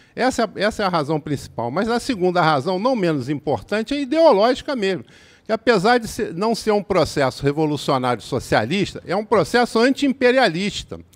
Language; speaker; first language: Portuguese; native; Portuguese